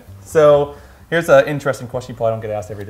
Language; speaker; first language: English; native; English